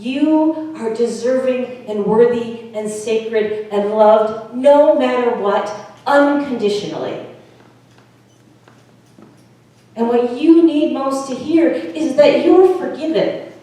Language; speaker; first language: English; native; English